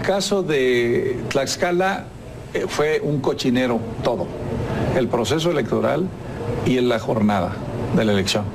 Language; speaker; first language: Spanish; native; Spanish